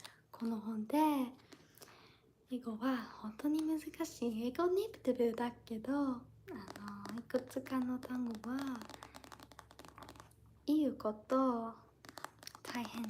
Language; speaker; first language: Japanese; non-native, learner; English